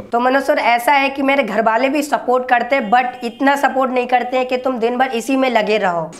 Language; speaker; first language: Hindi; native; Hindi